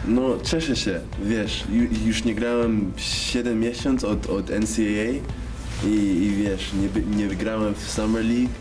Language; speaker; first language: Polish; early bilingual, heritage; English